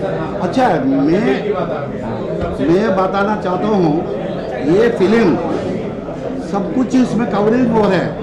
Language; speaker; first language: Hindi; non-native, local second language; Telugu